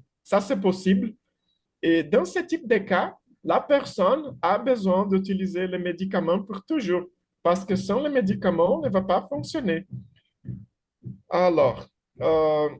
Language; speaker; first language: French; non-native, fluent; Portuguese